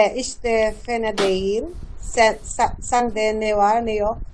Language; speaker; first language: Turkish; non-native, learner; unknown